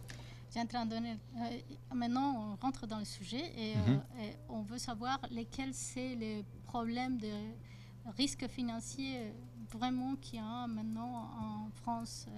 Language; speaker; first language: French; non-native, fluent; Spanish